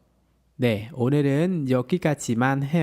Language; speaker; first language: Korean; non-native, fluent; Khmer